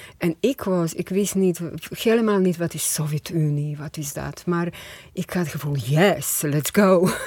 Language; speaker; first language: Dutch; non-native, fluent; Croatian